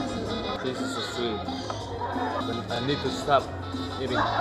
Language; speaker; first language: English; non-native, learner; Korean